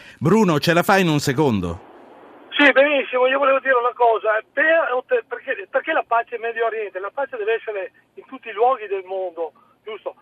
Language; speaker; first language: Italian; native; Italian